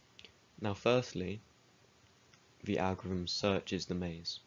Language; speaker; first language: English; native; English